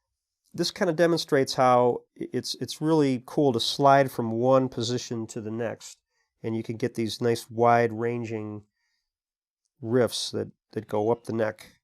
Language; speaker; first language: English; native; English